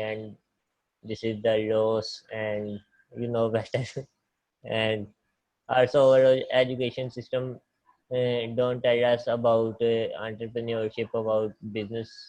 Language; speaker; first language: English; non-native, learner; Punjabi